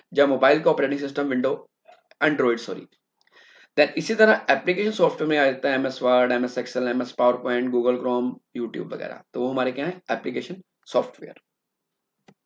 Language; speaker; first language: Hindi; non-native, local second language; Punjabi